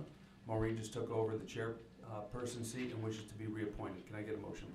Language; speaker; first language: English; native; English